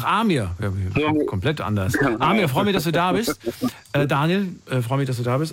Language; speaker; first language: German; native; German